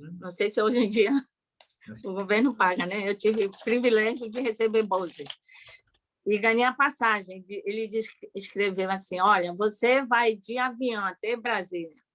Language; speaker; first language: Portuguese; early bilingual, other home language; Japanese